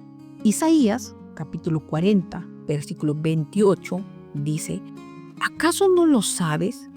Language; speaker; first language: Spanish; native; Spanish